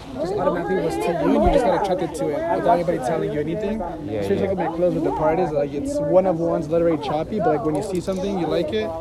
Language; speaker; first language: English; native; English